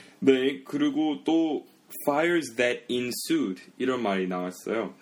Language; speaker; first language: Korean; early bilingual, heritage; English